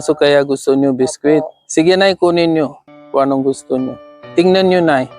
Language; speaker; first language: Filipino; non-native, learner; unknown